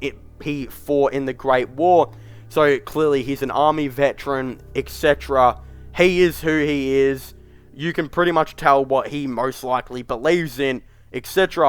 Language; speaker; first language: English; native; English